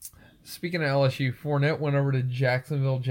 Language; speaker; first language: English; native; English